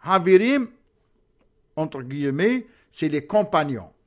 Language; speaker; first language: French; non-native, local second language; Arabic